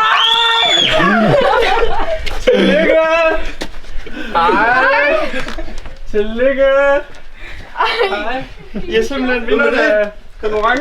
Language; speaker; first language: Danish; native; Danish